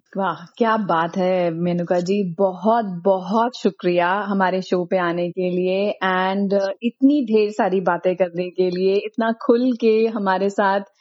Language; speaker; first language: Hindi; native; Hindi